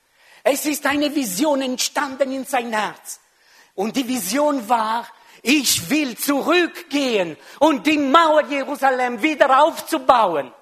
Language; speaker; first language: German; non-native, local second language; French